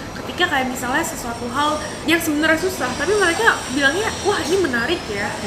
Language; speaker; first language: Indonesian; native; Indonesian